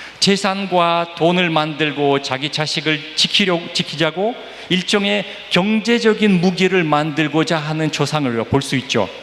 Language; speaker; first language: Korean; non-native, fluent; Russian